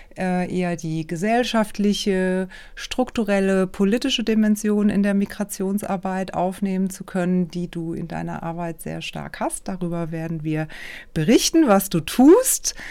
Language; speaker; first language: German; native; German